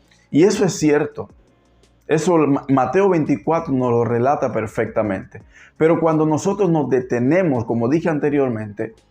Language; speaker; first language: Spanish; native; Spanish